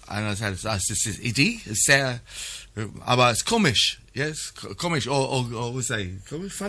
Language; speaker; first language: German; non-native, learner; English